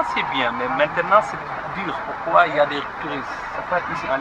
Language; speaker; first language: French; non-native, learner; Wolof